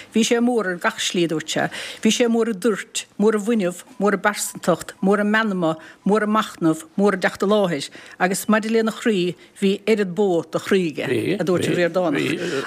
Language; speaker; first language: Irish; native; Irish